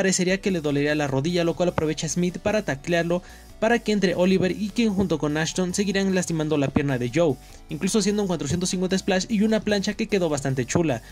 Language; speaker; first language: Spanish; native; Spanish